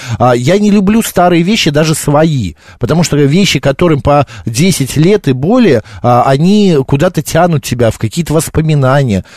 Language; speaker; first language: Russian; native; Russian